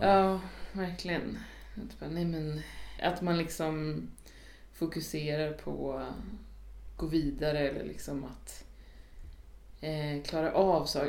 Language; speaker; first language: Swedish; native; Swedish